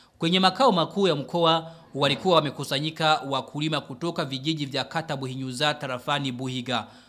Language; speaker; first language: Swahili; non-native, local second language; Rundi